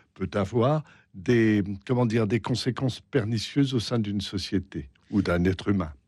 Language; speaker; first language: French; native; French